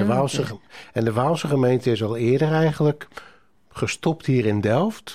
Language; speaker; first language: Dutch; native; Dutch